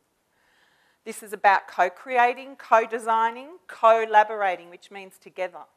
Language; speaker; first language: English; native; English